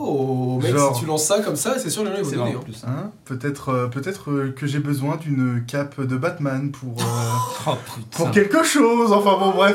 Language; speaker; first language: French; native; French